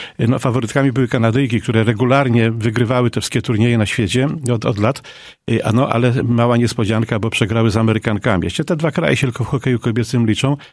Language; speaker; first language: Polish; native; Polish